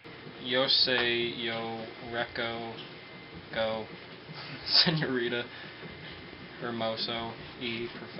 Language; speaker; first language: Spanish; non-native, learner; English